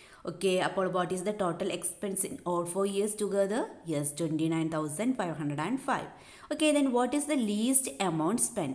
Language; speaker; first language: English; non-native, local second language; Malayalam